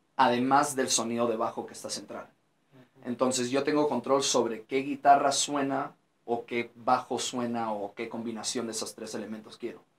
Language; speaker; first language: Spanish; early bilingual, heritage; Spanish